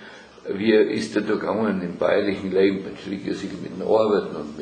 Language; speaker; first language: German; native; German